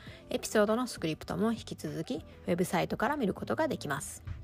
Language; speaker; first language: Japanese; native; Japanese